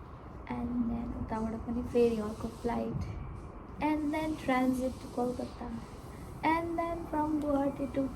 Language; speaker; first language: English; non-native, fluent; Nepali